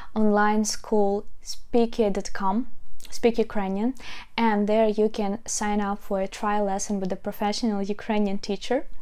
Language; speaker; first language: English; non-native, fluent; Ukrainian